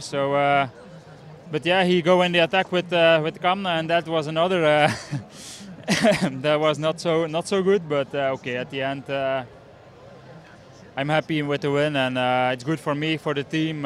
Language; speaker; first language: English; non-native, fluent; Dutch